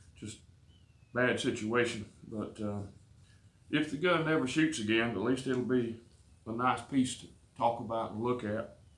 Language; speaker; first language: English; native; English